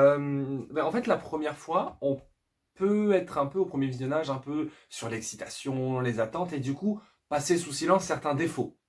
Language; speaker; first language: French; native; French